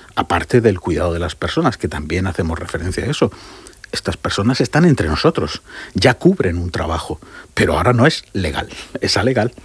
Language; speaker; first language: Spanish; native; Spanish